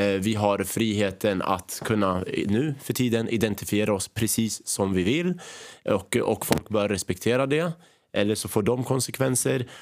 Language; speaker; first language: Swedish; early bilingual, other home language; Arabic